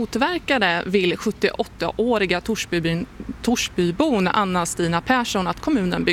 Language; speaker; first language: Swedish; native; Swedish